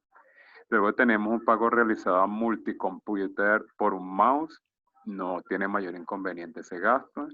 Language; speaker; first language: Spanish; native; Spanish